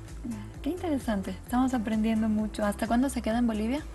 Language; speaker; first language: Spanish; native; Spanish